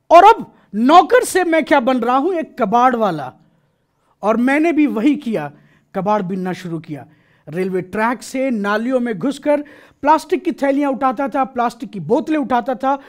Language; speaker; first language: Hindi; native; Hindi